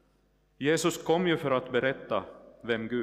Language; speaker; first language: Swedish; non-native, local second language; Finnish